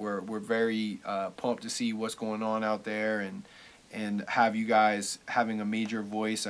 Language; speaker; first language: English; native; English